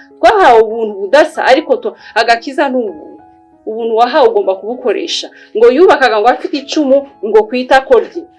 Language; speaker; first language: Kinyarwanda; early bilingual, heritage; Kinyarwanda